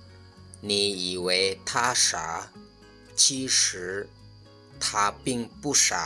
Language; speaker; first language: Chinese; non-native, fluent; Lao